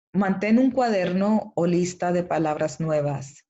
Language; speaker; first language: Spanish; early bilingual, heritage; Spanish